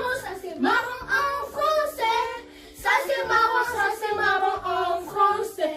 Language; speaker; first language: French; early bilingual, other home language; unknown